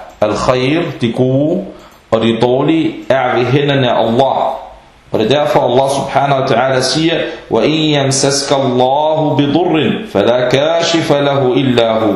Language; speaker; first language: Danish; non-native, fluent; Arabic